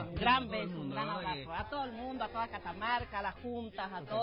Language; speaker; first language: Spanish; native; Spanish